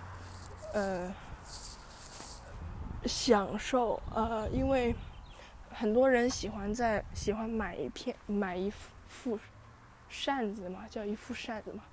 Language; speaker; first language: Chinese; early bilingual, heritage; Chinese